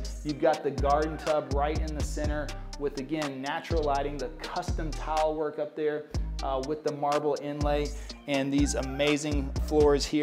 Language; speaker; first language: English; native; English